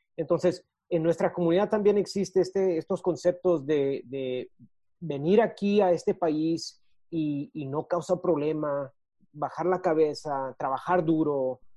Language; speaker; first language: Spanish; early bilingual, heritage; Spanish